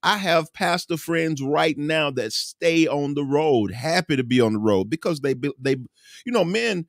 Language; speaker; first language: English; native; English